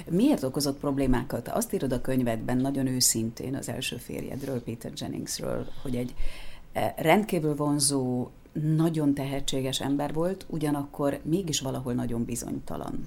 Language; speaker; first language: Hungarian; native; Hungarian